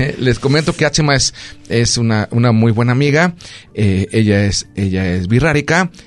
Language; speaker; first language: Spanish; native; Spanish